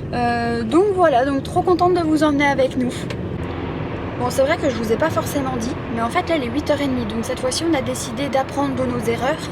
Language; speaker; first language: French; native; French